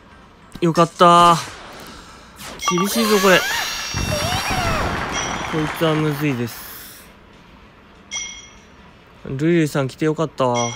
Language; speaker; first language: Japanese; native; Japanese